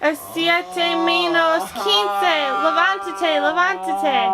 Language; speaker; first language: Spanish; non-native, learner; English